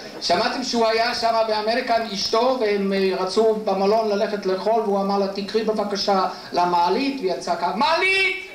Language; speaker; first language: Hebrew; non-native, fluent; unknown